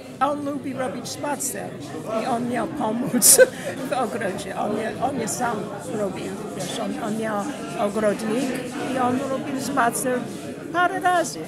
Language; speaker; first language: Polish; non-native, learner; English